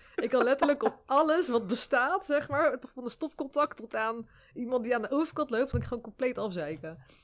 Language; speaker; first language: Dutch; early bilingual, other home language; Armenian